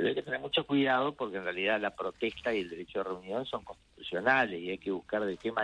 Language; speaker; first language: Spanish; native; Spanish